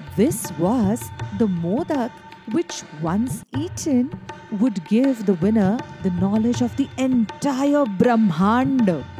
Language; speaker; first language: English; non-native, local second language; Marathi